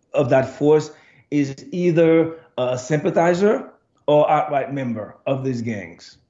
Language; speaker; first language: English; non-native, fluent; Haitian Creole